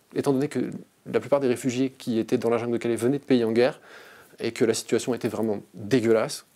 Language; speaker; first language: French; native; French